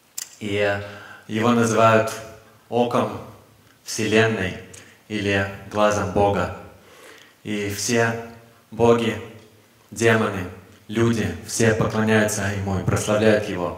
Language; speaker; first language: Russian; native; Russian